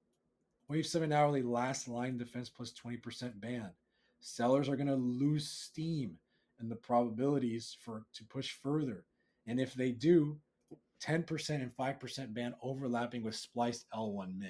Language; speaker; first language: English; native; English